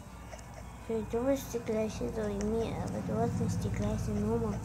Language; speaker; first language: German; non-native, learner; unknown